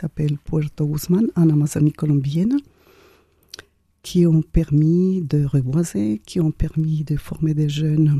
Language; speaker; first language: French; non-native, fluent; Spanish